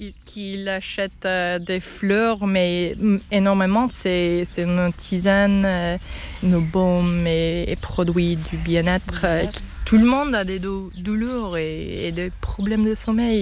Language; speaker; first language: French; non-native, fluent; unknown